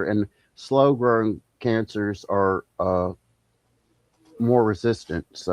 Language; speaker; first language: English; native; English